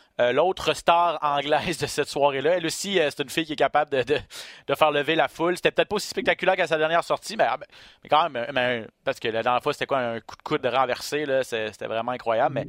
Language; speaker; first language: French; native; French